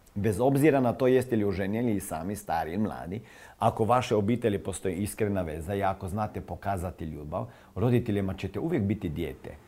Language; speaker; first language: Croatian; non-native, fluent; Serbian